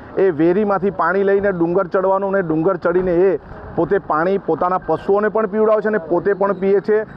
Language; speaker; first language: Gujarati; native; Gujarati